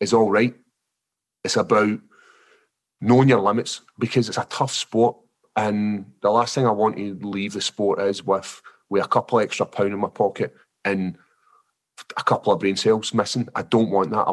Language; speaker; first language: English; native; English